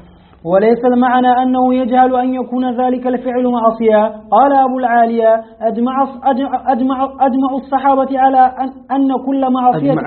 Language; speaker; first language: Arabic; native; Arabic